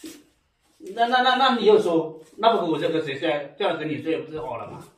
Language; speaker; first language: Chinese; native; Chinese